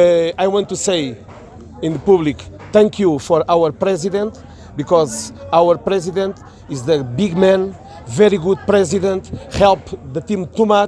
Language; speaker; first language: English; non-native, learner; Portuguese